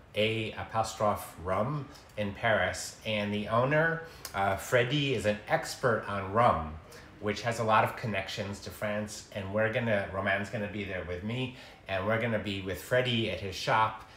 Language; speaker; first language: English; native; English